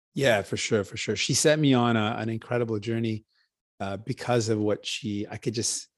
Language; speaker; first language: English; native; English